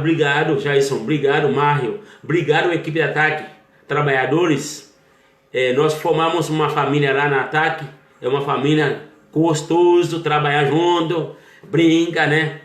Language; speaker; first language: Portuguese; non-native, learner; Haitian Creole